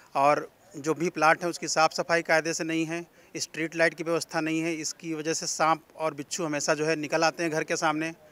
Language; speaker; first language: Hindi; native; Hindi